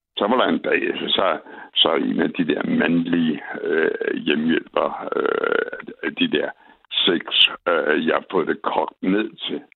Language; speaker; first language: Danish; native; Danish